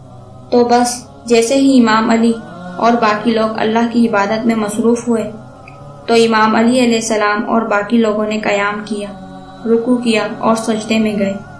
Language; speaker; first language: Urdu; native; Urdu